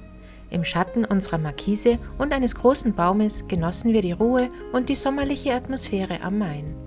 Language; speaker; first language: German; native; German